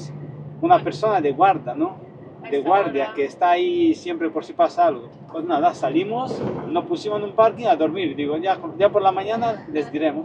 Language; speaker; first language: Spanish; native; Spanish